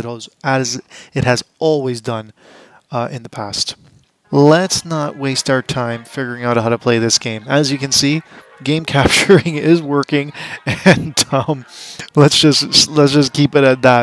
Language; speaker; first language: English; native; English